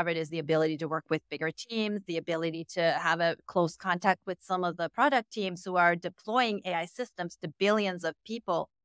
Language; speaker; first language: English; native; English